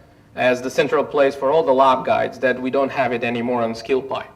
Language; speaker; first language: English; non-native, fluent; Portuguese